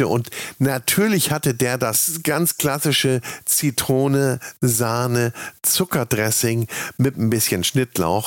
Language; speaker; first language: German; native; German